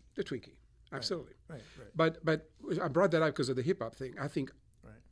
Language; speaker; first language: English; non-native, fluent; French